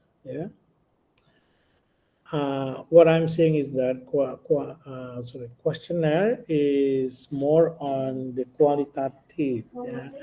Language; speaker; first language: English; non-native, local second language; Indonesian